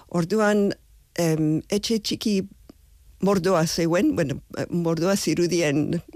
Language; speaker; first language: Basque; early bilingual, other home language; English